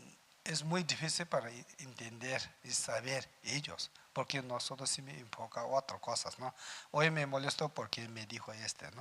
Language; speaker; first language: Spanish; non-native, learner; Tibetan